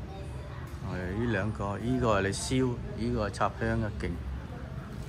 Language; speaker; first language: Chinese; early bilingual, heritage; Cantonese